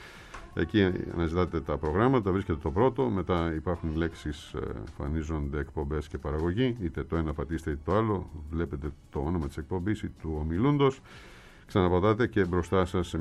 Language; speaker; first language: Greek; native; Greek